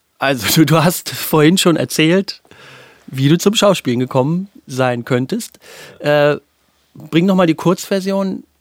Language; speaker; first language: German; native; German